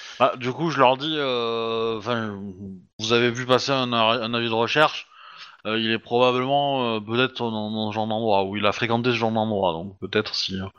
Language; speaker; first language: French; native; French